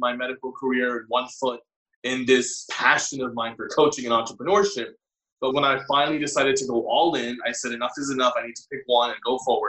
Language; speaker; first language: English; native; English